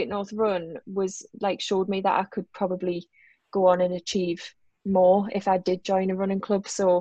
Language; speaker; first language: English; native; English